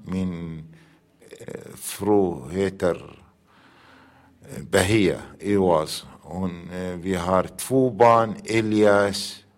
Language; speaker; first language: Swedish; non-native, learner; Arabic